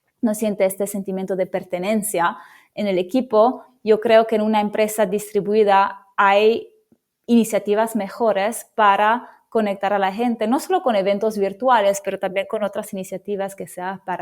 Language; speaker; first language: Spanish; non-native, fluent; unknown